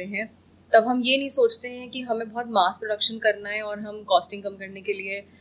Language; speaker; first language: Hindi; native; Hindi